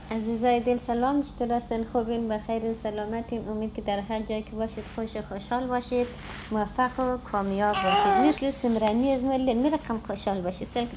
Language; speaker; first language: Persian; native; Persian